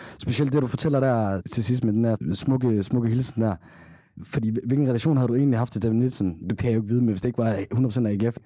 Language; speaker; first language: Danish; early bilingual, other home language; Somali